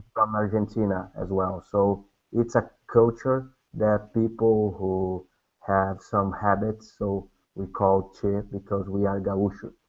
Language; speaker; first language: English; non-native, learner; Portuguese